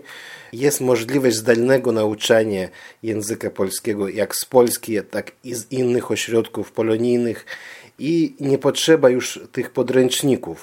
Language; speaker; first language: Polish; early bilingual, heritage; Polish